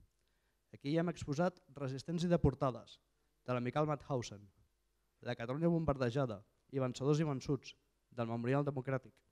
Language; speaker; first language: Catalan; native; Catalan